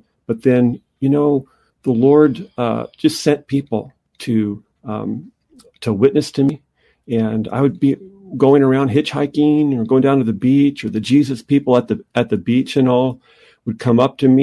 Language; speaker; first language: English; native; English